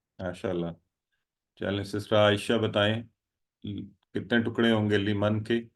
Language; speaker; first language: Urdu; native; Urdu